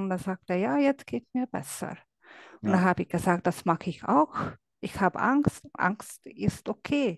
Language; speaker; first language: German; non-native, fluent; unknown